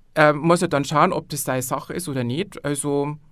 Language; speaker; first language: German; native; German